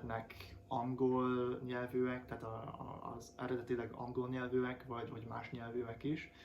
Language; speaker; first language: Hungarian; non-native, fluent; English